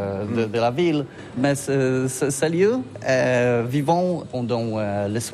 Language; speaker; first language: French; non-native, learner; Polish